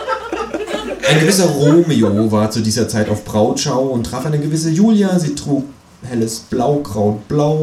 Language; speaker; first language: German; native; German